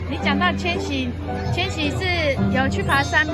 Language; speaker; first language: Chinese; native; Chinese